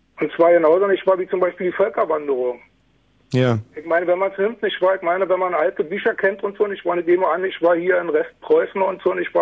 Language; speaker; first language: German; native; German